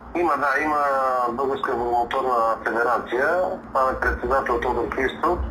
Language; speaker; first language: Bulgarian; native; Bulgarian